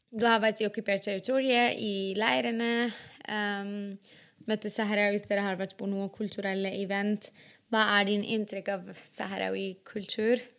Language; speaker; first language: Norwegian; non-native, fluent; Arabic